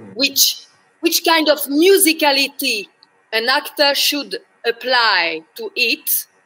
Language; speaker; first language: English; non-native, learner; French